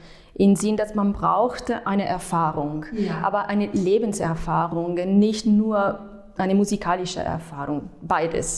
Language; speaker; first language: German; non-native, fluent; Italian